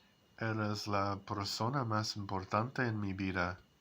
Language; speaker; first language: Spanish; non-native, learner; English